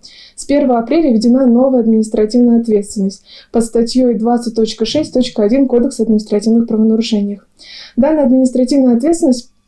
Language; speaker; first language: Russian; native; Russian